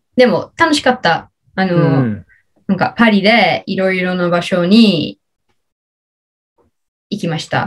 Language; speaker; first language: Japanese; non-native, learner; English